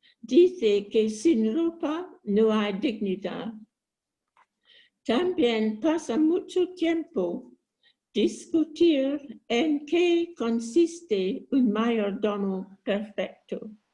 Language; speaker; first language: Spanish; non-native, learner; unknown